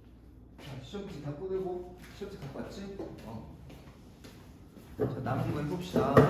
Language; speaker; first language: Korean; native; Korean